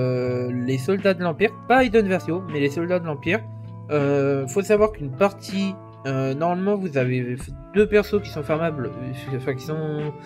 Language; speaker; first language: French; native; French